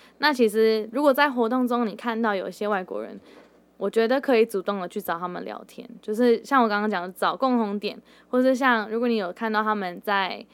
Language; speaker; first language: Chinese; early bilingual, heritage; Chinese